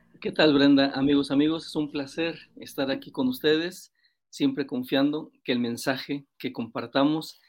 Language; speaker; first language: Spanish; native; Spanish